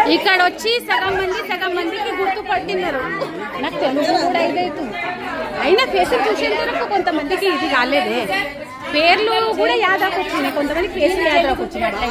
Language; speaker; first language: Telugu; non-native, local second language; Marathi